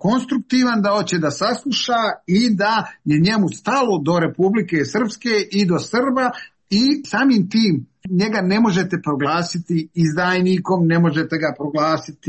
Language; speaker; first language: Serbian; native; Serbian